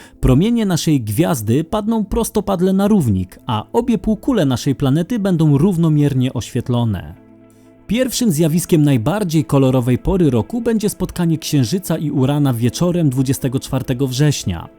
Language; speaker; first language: Polish; native; Polish